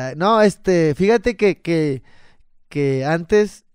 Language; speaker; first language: Spanish; native; Spanish